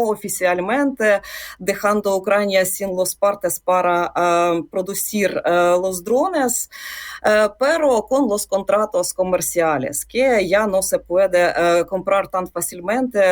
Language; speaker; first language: Spanish; non-native, fluent; Ukrainian